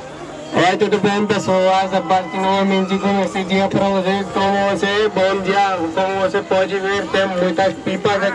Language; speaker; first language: Portuguese; non-native, learner; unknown